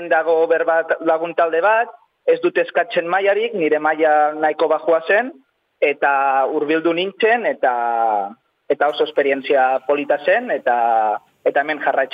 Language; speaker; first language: Basque; non-native, learner; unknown